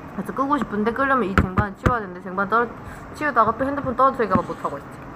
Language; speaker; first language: Korean; native; Korean